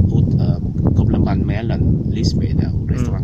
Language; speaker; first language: Swedish; non-native, learner; Vietnamese